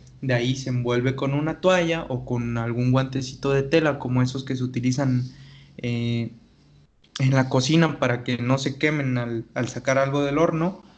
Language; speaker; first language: Spanish; native; Spanish